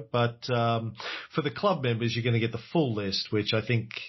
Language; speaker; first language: English; native; English